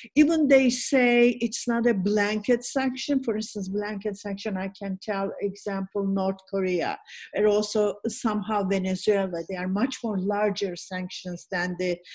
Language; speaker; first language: English; non-native, fluent; Turkish